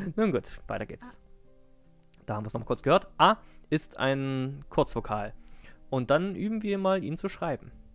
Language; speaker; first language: German; native; German